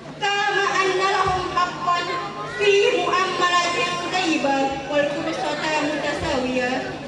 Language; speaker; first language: Arabic; non-native, learner; Indonesian